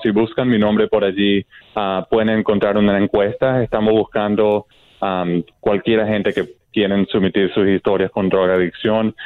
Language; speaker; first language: Spanish; non-native, fluent; English